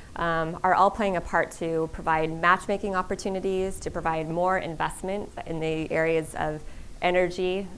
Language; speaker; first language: English; native; English